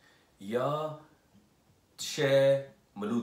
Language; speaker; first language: Polish; non-native, learner; Punjabi